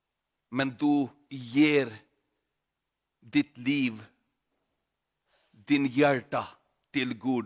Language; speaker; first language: Swedish; non-native, learner; Urdu